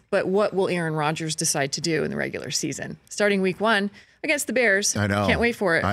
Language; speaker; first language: English; native; English